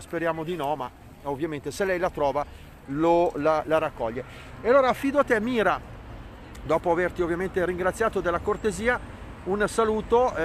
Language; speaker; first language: Italian; native; Italian